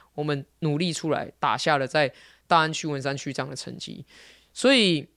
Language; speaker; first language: Chinese; native; Chinese